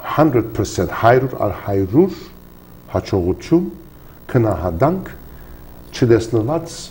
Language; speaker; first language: Armenian; early bilingual, heritage; Armenian